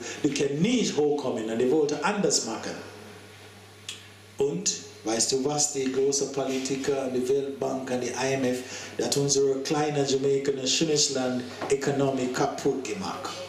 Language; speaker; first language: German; non-native, learner; English